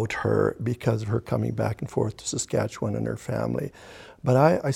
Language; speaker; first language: English; early bilingual, other home language; German